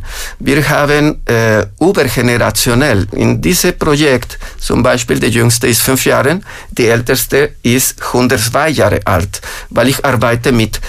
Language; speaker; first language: German; non-native, fluent; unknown